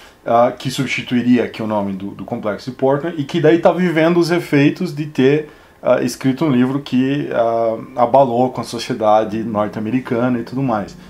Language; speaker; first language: Portuguese; native; Portuguese